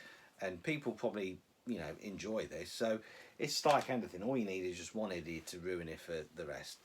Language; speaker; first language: English; native; English